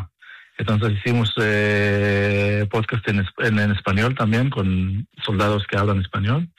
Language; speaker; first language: Spanish; non-native, fluent; Hebrew